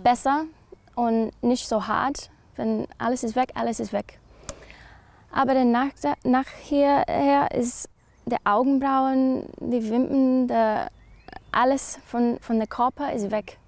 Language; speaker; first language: German; non-native, learner; English